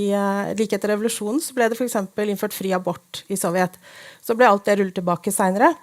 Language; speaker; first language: Norwegian; native; Norwegian